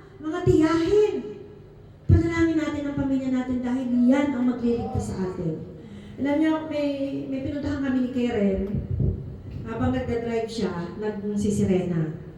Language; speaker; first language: Filipino; native; Filipino